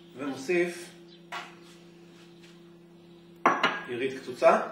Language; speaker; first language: Hebrew; native; Hebrew